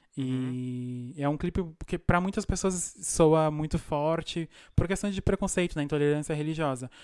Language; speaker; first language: Portuguese; native; Portuguese